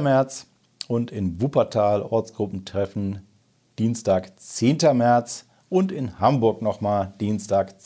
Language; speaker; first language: German; native; German